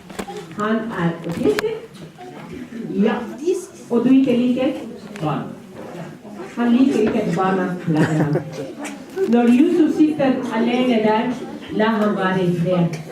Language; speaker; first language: Swedish; non-native, fluent; Somali